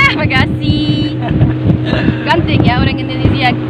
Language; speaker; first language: Indonesian; non-native, learner; English